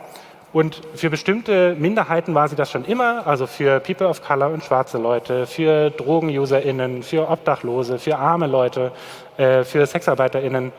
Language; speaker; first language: German; native; German